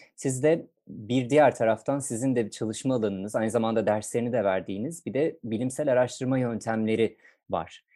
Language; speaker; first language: Turkish; native; Turkish